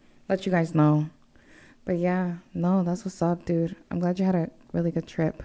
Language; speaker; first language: English; early bilingual, other home language; Spanish